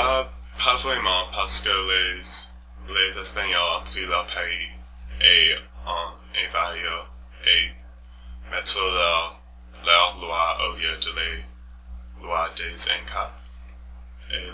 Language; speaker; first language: French; non-native, learner; English